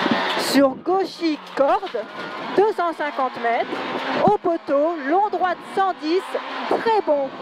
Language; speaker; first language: French; native; French